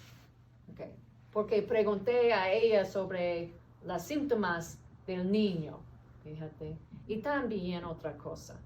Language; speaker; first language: Spanish; non-native, learner; English